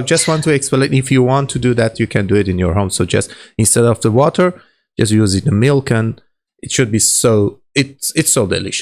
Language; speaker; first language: English; non-native, learner; Persian